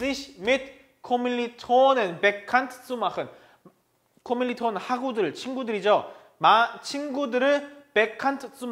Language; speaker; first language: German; non-native, fluent; Korean